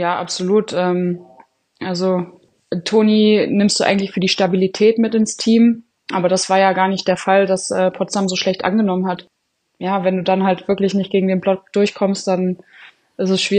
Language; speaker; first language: German; native; German